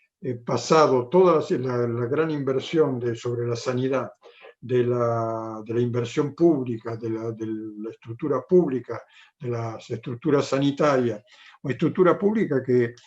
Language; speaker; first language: Spanish; non-native, fluent; Italian